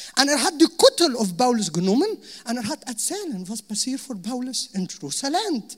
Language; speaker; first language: German; non-native, learner; Arabic